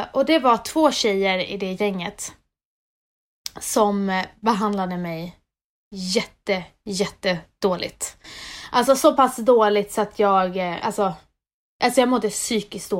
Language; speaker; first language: Swedish; native; Swedish